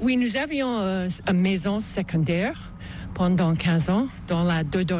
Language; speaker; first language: French; non-native, local second language; English